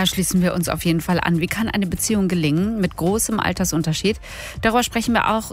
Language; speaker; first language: German; native; German